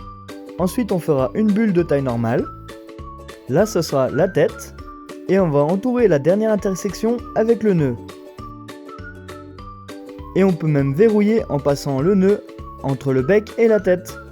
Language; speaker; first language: French; native; French